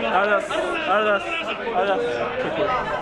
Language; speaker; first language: Japanese; native; Japanese